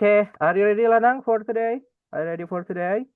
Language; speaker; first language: English; non-native, fluent; Indonesian